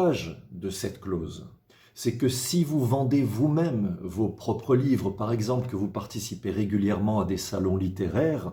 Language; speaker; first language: French; native; French